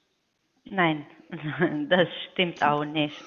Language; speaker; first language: German; non-native, learner; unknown